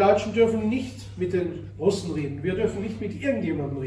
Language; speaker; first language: German; native; German